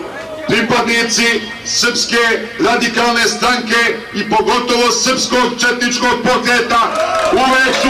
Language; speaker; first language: Bosnian; native; Bosnian